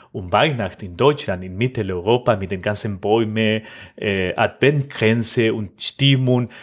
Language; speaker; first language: German; non-native, fluent; Spanish